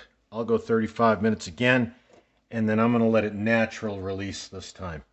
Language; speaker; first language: English; native; English